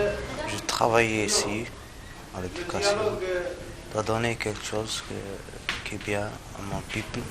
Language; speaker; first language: French; non-native, learner; Arabic